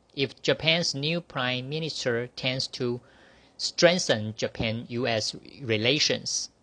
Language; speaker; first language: English; non-native, fluent; Chinese